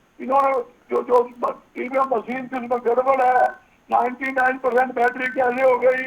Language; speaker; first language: Hindi; native; Hindi